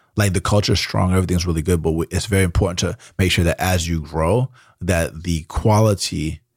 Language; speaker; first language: English; early bilingual, other home language; Spanish